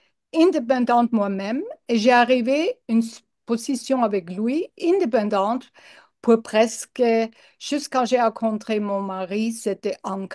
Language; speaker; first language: French; non-native, learner; English